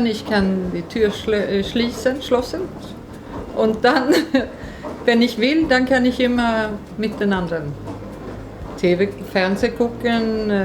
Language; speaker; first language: German; non-native, learner; Swedish